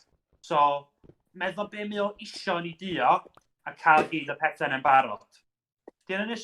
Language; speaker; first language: Welsh; native; Welsh